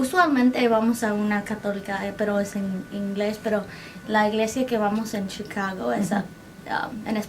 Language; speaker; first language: Spanish; early bilingual, heritage; Spanish